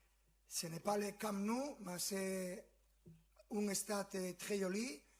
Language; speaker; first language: French; non-native, fluent; Spanish